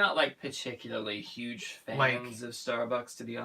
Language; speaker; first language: English; native; English